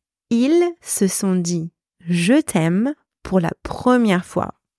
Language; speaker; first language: French; native; French